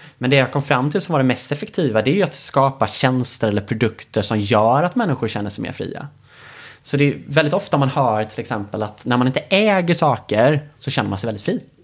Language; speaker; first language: Swedish; native; Swedish